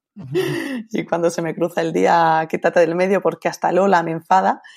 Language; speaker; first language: Spanish; native; Spanish